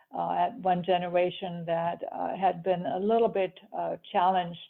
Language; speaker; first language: English; early bilingual, other home language; German